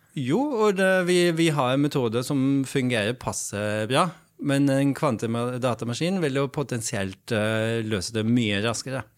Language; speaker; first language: Norwegian; non-native, fluent; Dutch